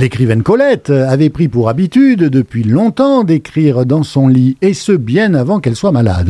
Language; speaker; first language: French; native; French